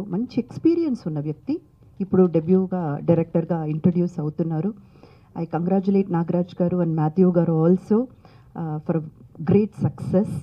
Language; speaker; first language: Telugu; native; Telugu